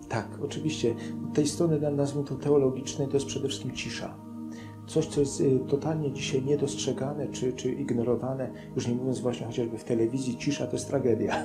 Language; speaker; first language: Polish; native; Polish